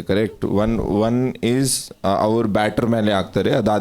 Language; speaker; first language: Kannada; non-native, local second language; Punjabi